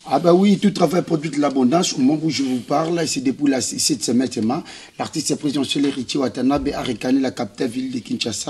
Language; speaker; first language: French; non-native, local second language; Lingala